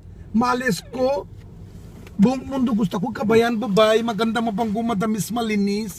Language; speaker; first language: Filipino; non-native, learner; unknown